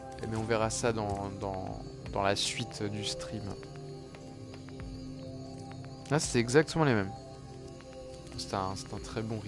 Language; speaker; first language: French; native; French